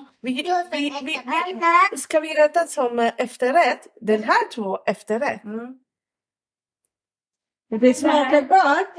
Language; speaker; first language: Swedish; non-native, learner; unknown